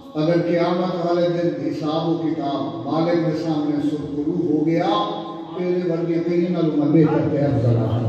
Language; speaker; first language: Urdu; non-native, local second language; Punjabi